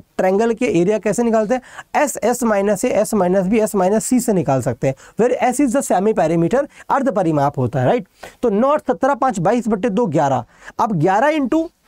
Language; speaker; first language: Hindi; native; Hindi